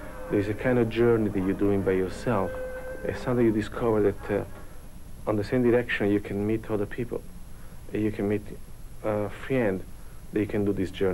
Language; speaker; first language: English; non-native, fluent; Italian